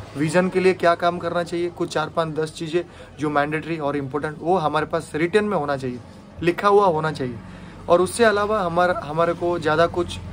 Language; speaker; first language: Hindi; non-native, local second language; Odia